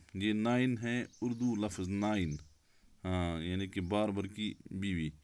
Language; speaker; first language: Urdu; non-native, local second language; Kashmiri